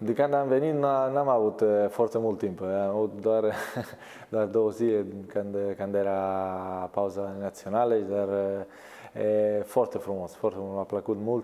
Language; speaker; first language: Romanian; non-native, learner; Italian